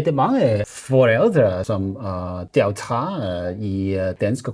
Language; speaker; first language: Danish; non-native, learner; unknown